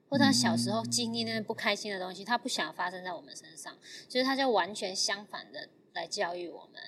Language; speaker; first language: Chinese; non-native, fluent; Cantonese